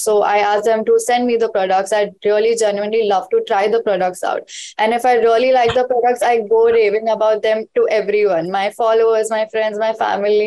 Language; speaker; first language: English; non-native, local second language; Hindi